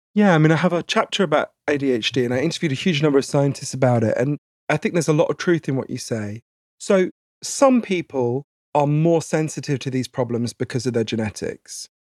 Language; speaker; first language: English; native; English